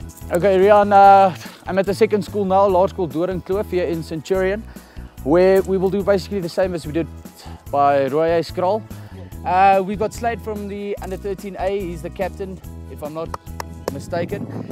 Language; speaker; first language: English; non-native, local second language; Afrikaans